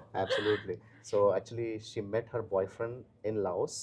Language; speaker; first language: English; non-native, local second language; Telugu